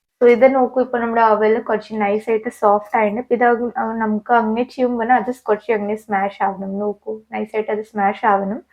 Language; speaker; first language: Malayalam; non-native, learner; Hindi